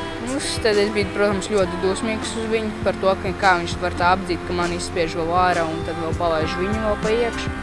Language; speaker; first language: Latvian; native; Latvian